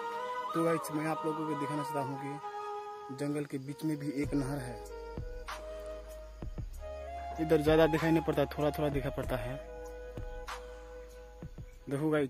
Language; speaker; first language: Hindi; non-native, local second language; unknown